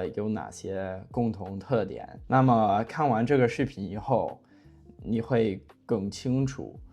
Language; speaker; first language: Chinese; non-native, fluent; English